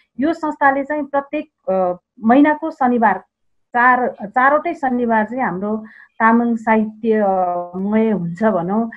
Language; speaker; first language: Nepali; non-native, local second language; Eastern Tamang